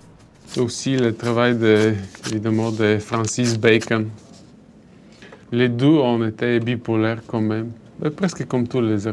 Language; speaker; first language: French; non-native, fluent; Bulgarian